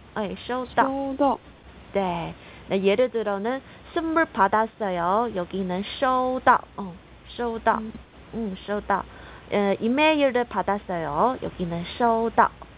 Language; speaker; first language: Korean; non-native, fluent; Chinese